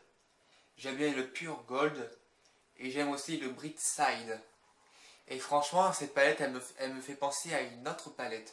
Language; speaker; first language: French; native; French